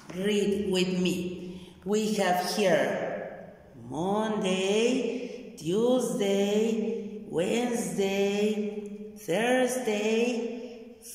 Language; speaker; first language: English; non-native, fluent; Spanish